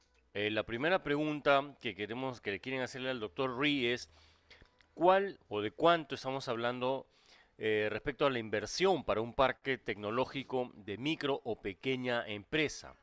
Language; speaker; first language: Spanish; native; Spanish